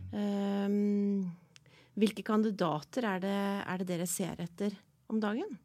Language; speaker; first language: Norwegian; native; Norwegian